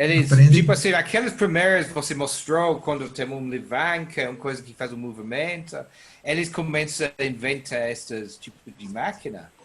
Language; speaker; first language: Portuguese; non-native, learner; English